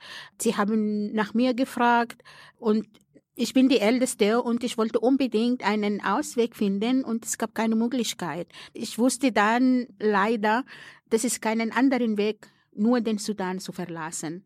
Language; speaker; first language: German; non-native, fluent; Arabic